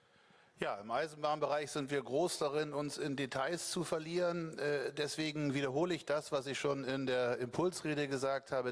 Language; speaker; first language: German; native; German